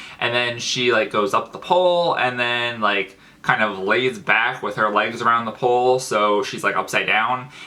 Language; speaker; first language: English; native; English